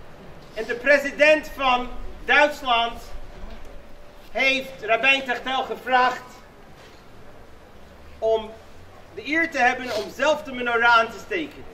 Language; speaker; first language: Dutch; non-native, fluent; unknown